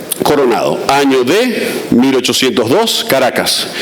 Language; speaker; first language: Spanish; native; Spanish